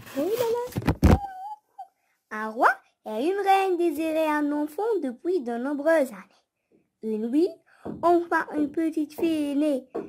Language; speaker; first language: French; non-native, local second language; Arabic